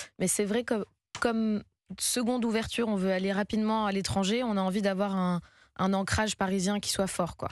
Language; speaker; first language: French; native; French